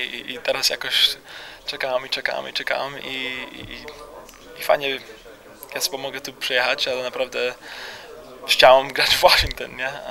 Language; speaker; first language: Polish; early bilingual, heritage; Polish